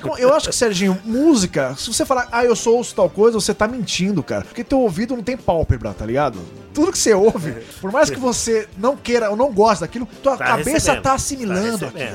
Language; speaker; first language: Portuguese; native; Portuguese